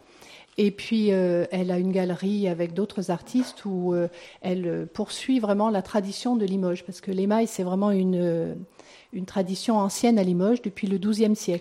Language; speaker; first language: French; native; French